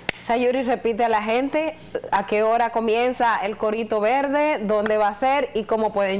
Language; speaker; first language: Spanish; native; Spanish